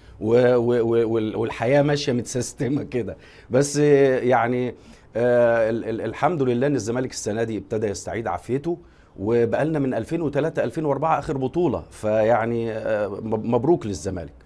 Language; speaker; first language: Arabic; native; Arabic